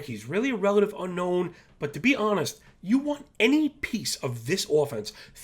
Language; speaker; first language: English; native; English